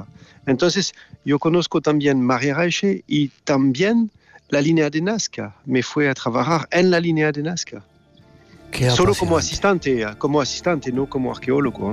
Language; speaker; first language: Spanish; non-native, learner; French